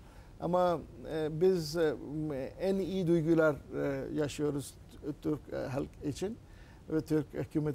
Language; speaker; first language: Turkish; non-native, learner; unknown